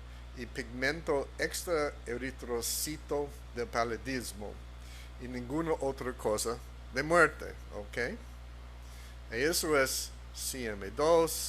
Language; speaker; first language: Spanish; non-native, fluent; English